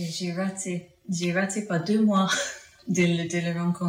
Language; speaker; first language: French; non-native, fluent; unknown